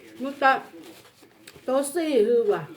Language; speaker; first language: Finnish; non-native, learner; Thai